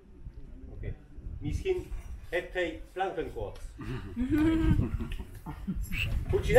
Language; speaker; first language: Dutch; non-native, learner; French